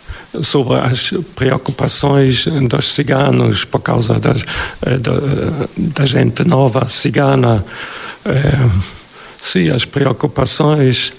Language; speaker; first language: Portuguese; non-native, fluent; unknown